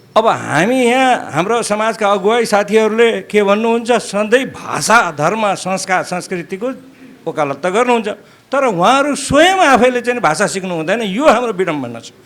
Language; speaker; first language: Nepali; non-native, local second language; Gurung